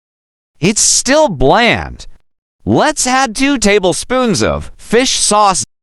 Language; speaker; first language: English; non-native, local second language; Filipino